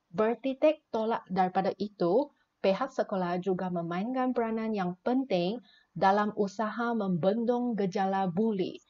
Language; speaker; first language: Malay; non-native, local second language; Chinese